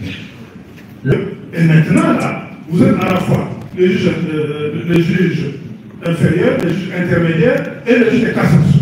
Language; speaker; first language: French; non-native, local second language; Lingala